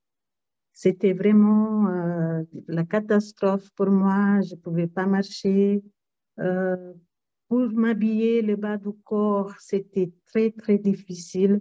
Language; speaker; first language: French; non-native, fluent; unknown